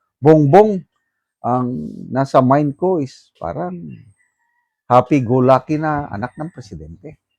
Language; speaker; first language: Filipino; non-native, local second language; Iloko